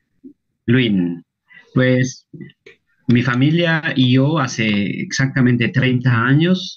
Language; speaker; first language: Spanish; non-native, local second language; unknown